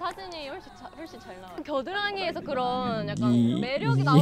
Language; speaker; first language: Korean; native; Korean